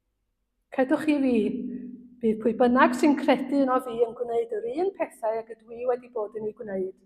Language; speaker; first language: Welsh; native; Welsh